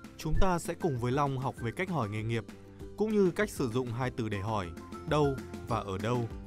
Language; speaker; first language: Vietnamese; native; Vietnamese